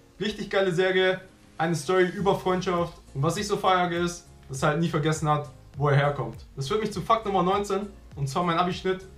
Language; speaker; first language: German; early bilingual, other home language; Vietnamese